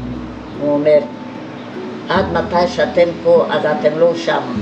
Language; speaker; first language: Hebrew; non-native, fluent; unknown